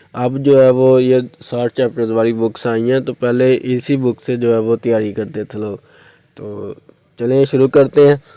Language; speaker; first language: Urdu; non-native, local second language; Punjabi